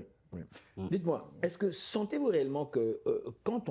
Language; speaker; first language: French; native; French